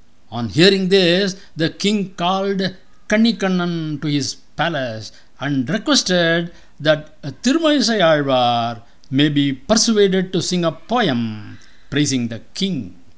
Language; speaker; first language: English; non-native, local second language; Tamil